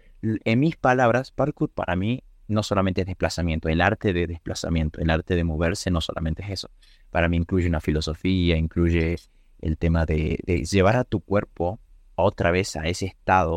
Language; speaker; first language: Spanish; native; Spanish